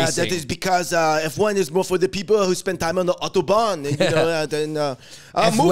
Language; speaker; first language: English; native; English